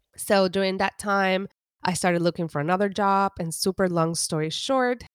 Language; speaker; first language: English; non-native, fluent; Spanish